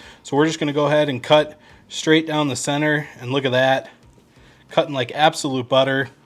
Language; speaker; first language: English; native; English